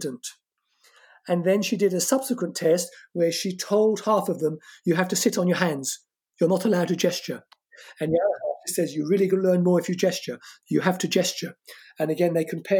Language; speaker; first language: English; non-native, fluent; French